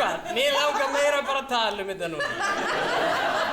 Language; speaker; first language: Icelandic; non-native, fluent; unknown